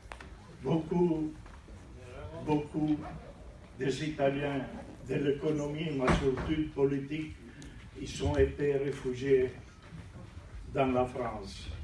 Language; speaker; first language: French; non-native, fluent; Italian